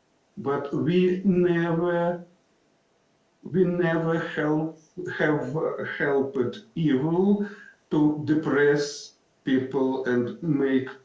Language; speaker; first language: English; non-native, fluent; Ukrainian